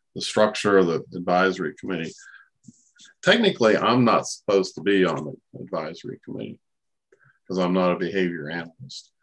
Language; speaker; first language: English; native; English